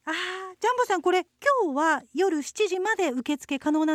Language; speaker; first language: Japanese; native; Japanese